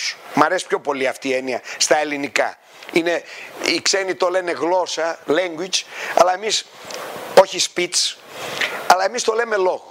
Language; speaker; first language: Greek; native; Greek